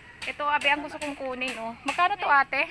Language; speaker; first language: Filipino; native; Filipino